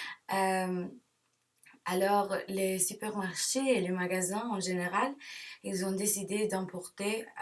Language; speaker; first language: French; non-native, learner; English